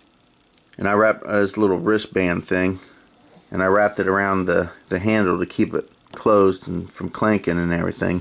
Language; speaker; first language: English; native; English